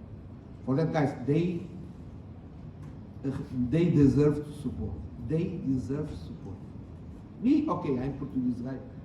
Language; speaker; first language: English; non-native, learner; Portuguese